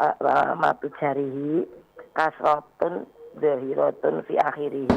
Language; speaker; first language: Arabic; non-native, learner; Indonesian